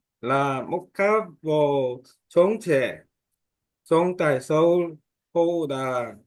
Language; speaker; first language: Vietnamese; non-native, learner; Korean